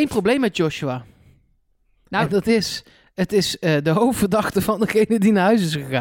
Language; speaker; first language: Dutch; native; Dutch